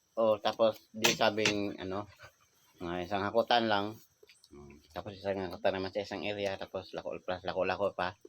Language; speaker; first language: Filipino; non-native, local second language; Cebuano